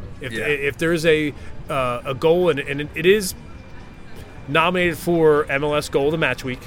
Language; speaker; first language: English; native; English